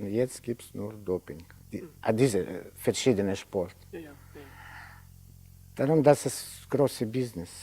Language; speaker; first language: German; non-native, learner; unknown